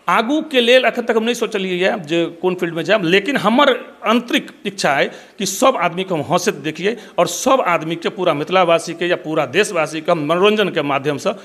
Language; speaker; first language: Maithili; native; Maithili